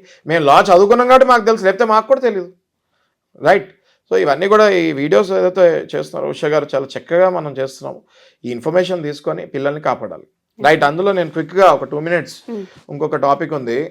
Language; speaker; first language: Telugu; native; Telugu